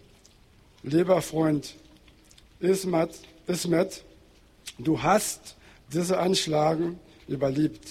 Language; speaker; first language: German; non-native, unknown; Portuguese